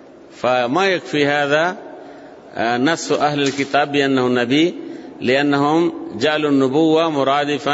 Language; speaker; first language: Arabic; non-native, fluent; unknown